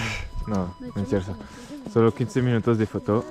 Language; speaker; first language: Spanish; non-native, learner; French